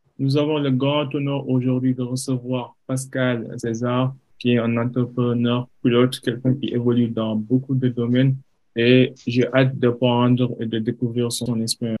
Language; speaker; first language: French; non-native, local second language; Wolof